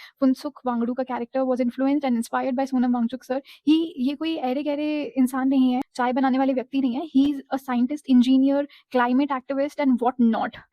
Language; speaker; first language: Hindi; native; Hindi